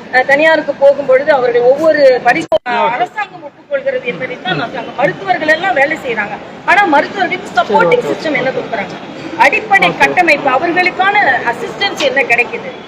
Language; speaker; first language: Tamil; native; Tamil